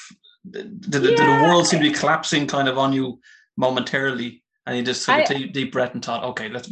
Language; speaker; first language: English; native; English